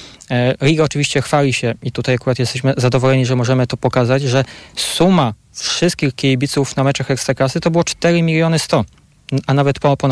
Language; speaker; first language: Polish; native; Polish